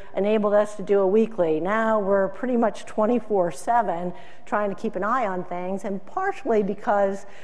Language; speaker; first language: English; native; English